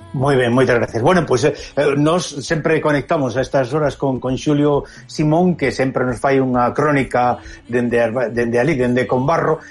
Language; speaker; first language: Galician; native; Galician